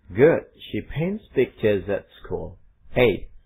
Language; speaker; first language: English; non-native, fluent; Indonesian